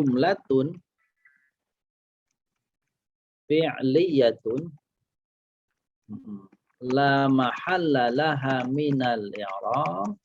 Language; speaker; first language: Arabic; non-native, fluent; Indonesian